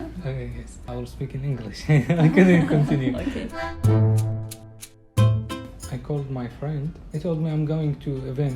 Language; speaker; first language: English; non-native, learner; Arabic